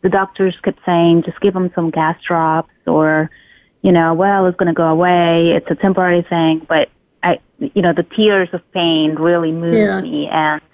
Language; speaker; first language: English; non-native, fluent; Spanish